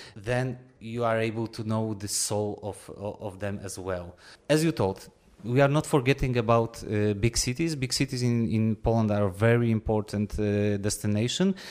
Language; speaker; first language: English; non-native, fluent; Polish